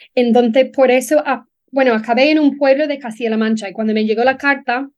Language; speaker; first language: Spanish; non-native, fluent; English